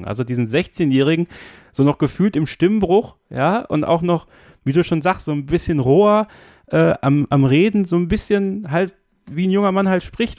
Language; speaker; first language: German; native; German